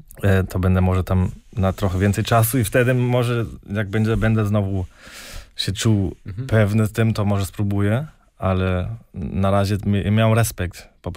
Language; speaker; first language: Polish; early bilingual, heritage; German